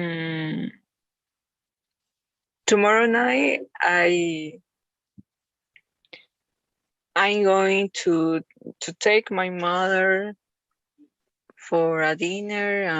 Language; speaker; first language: English; non-native, learner; Spanish